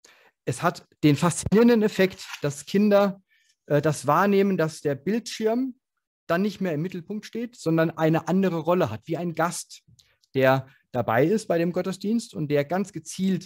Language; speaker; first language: German; native; German